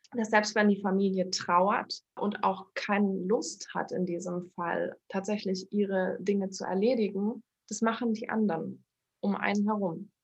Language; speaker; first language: German; early bilingual, other home language; Turkish